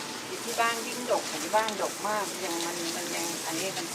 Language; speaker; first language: Thai; non-native, local second language; Northeastern Thai